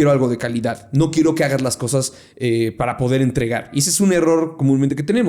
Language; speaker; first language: Spanish; native; Spanish